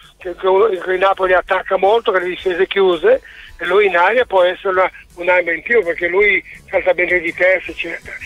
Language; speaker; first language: Italian; non-native, fluent; Portuguese